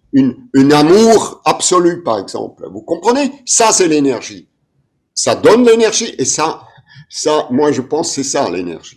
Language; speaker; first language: French; non-native, fluent; German